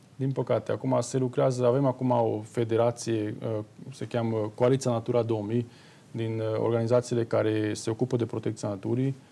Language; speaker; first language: Romanian; non-native, local second language; Hungarian